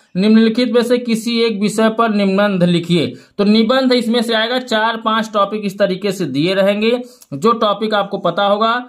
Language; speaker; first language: Hindi; native; Hindi